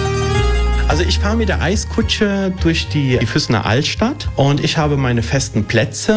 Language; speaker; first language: German; early bilingual, other home language; Italian